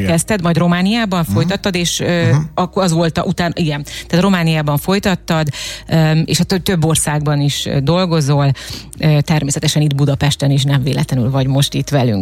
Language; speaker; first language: Hungarian; native; Hungarian